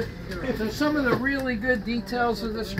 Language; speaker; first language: English; native; English